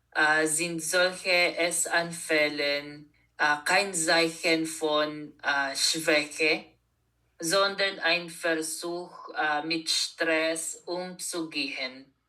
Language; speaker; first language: German; non-native, learner; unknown